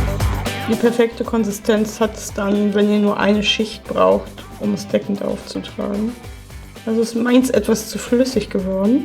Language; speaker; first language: German; native; German